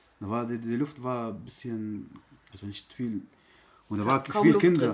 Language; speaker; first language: German; non-native, learner; Arabic